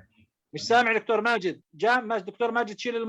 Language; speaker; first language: Arabic; native; Arabic